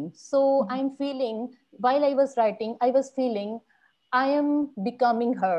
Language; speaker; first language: English; non-native, local second language; Punjabi